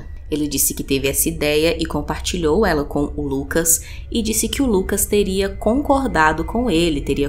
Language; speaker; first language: Portuguese; native; Portuguese